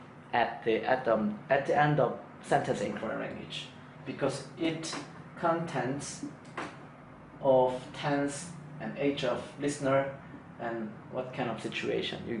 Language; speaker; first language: English; non-native, fluent; Korean